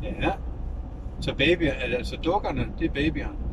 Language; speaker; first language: Danish; native; Danish